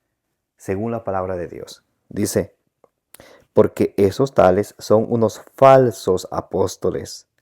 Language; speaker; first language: Spanish; native; Spanish